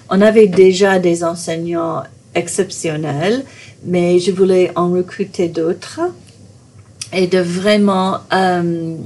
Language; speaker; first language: French; non-native, fluent; English